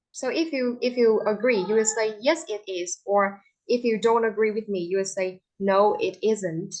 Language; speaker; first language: English; non-native, fluent; Vietnamese